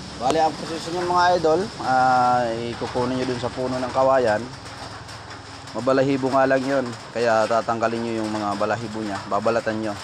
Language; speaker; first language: Filipino; non-native, local second language; Bikol